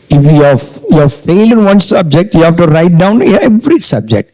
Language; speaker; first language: English; non-native, local second language; Tamil